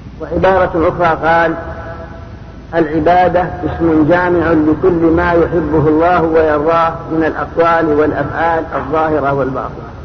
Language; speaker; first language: Arabic; native; Arabic